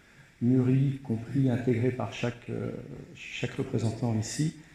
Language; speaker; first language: French; native; French